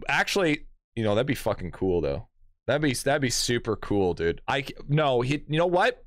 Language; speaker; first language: English; native; English